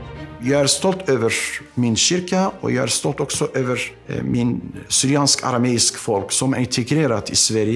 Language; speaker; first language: Swedish; non-native, fluent; Aramaic